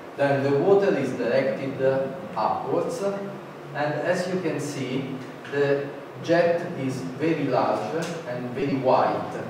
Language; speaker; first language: English; non-native, fluent; Italian